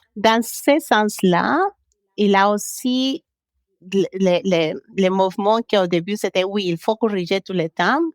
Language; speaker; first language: French; non-native, fluent; Spanish